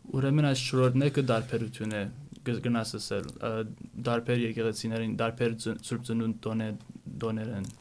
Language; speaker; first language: Armenian; early bilingual, heritage; Armenian